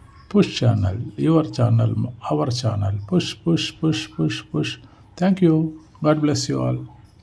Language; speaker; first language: English; non-native, local second language; Tamil